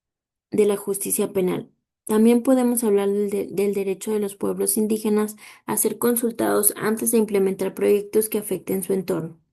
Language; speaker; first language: Spanish; native; Spanish